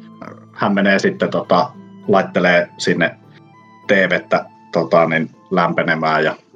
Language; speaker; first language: Finnish; native; Finnish